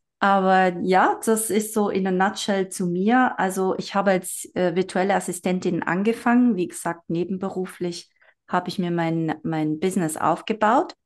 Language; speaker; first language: German; non-native, fluent; Spanish